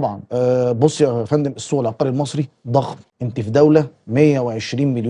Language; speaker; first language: Arabic; native; Arabic